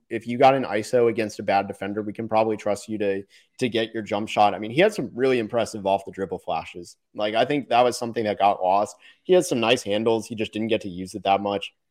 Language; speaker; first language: English; native; English